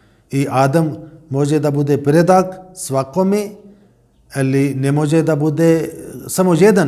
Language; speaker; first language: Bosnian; non-native, fluent; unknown